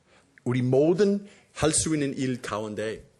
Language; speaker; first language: Korean; non-native, fluent; English